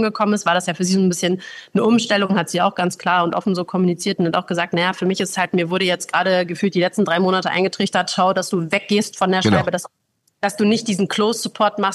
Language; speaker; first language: German; native; German